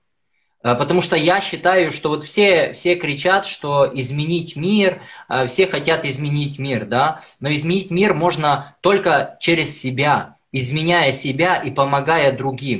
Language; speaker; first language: Russian; native; Russian